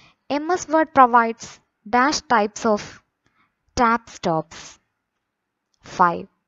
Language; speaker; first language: English; non-native, local second language; Malayalam